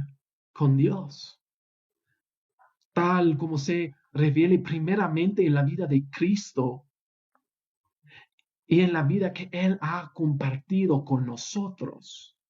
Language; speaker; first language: Spanish; non-native, fluent; English